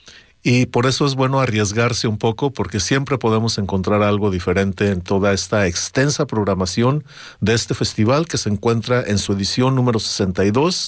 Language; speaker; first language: Spanish; native; Spanish